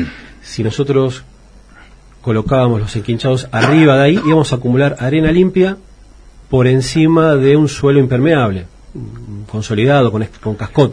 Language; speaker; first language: Spanish; native; Spanish